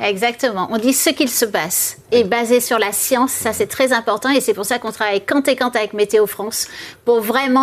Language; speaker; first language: French; native; French